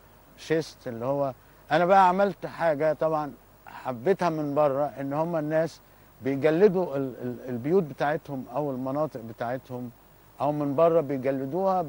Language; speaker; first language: Arabic; native; Arabic